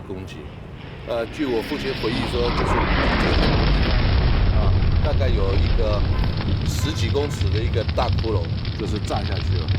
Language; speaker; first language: Chinese; native; Chinese